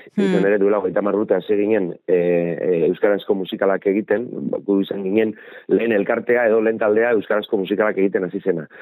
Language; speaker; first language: Basque; native; Basque